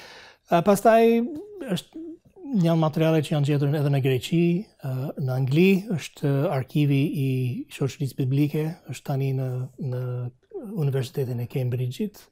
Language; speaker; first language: Albanian; non-native, fluent; English